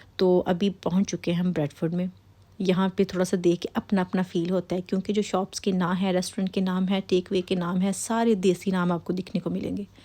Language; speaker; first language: Urdu; native; Urdu